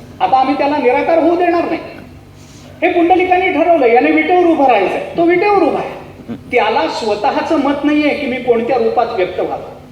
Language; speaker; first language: Marathi; native; Marathi